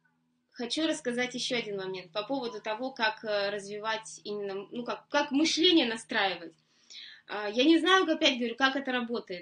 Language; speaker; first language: Russian; native; Russian